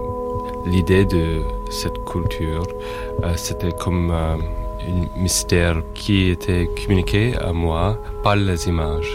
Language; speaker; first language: French; non-native, fluent; English